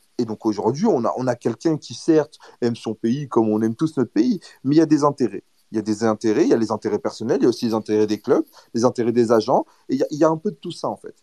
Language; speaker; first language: French; early bilingual, other home language; Portuguese